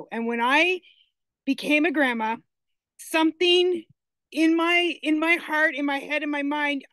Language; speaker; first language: English; native; English